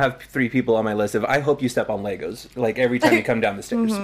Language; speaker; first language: English; native; English